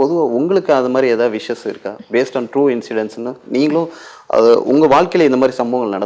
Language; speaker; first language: Tamil; native; Tamil